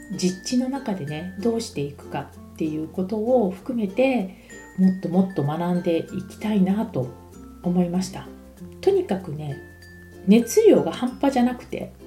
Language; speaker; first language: Japanese; native; Japanese